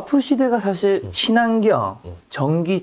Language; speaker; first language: Korean; native; Korean